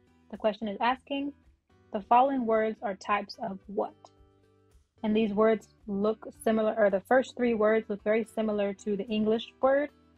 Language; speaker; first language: English; native; English